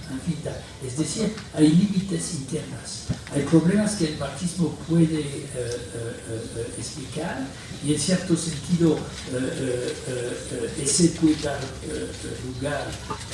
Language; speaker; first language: Spanish; non-native, fluent; French